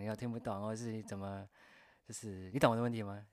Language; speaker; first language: Chinese; non-native, fluent; English